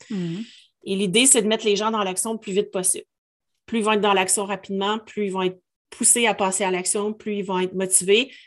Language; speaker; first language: French; native; French